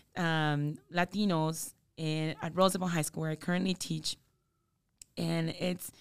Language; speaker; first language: English; native; English